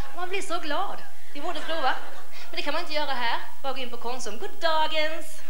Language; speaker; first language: Swedish; native; Swedish